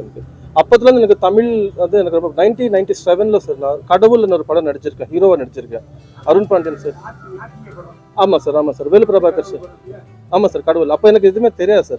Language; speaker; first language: Tamil; non-native, local second language; Telugu